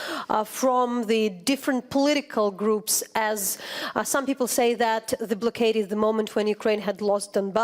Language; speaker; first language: English; non-native, fluent; Ukrainian